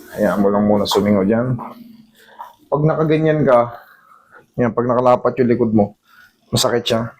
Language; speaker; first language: Filipino; native; Filipino